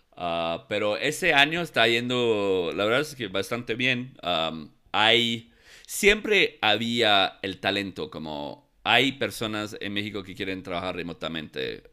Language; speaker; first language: Spanish; non-native, fluent; English